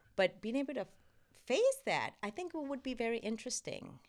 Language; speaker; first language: English; non-native, fluent; Spanish